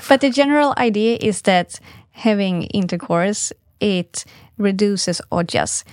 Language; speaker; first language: English; non-native, fluent; Swedish